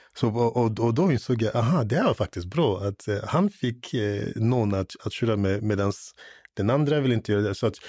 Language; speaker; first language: Swedish; non-native, fluent; English